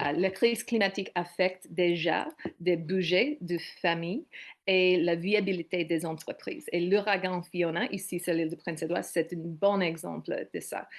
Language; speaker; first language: French; non-native, learner; English